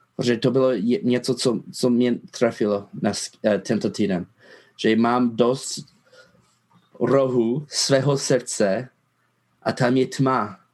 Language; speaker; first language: Czech; non-native, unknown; English